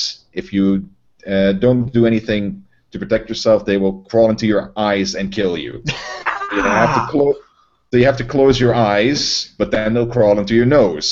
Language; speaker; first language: English; non-native, fluent; Dutch